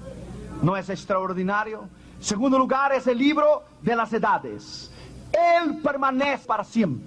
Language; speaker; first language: Spanish; non-native, fluent; Portuguese